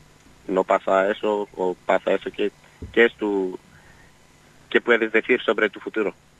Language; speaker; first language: Spanish; non-native, learner; Greek